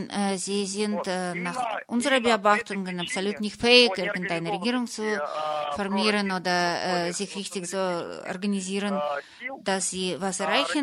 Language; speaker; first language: German; non-native, fluent; Russian